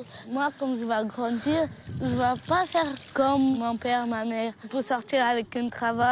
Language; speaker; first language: French; early bilingual, other home language; Romanian